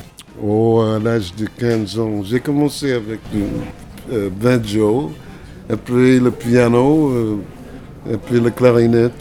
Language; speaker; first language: French; non-native, fluent; English